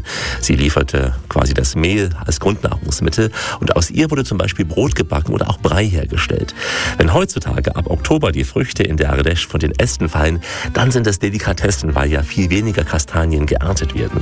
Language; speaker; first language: German; native; German